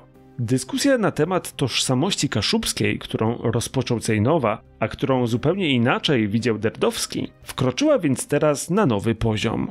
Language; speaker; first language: Polish; native; Polish